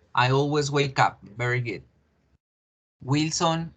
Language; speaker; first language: English; non-native, fluent; Spanish